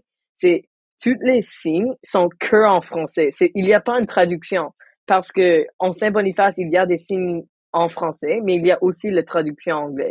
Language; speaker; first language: French; non-native, local second language; English